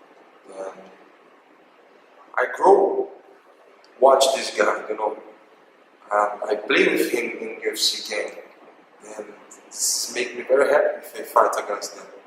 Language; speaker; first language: English; non-native, learner; Portuguese